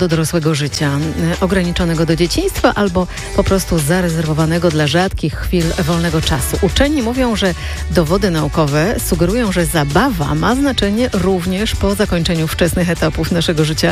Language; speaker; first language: Polish; native; Polish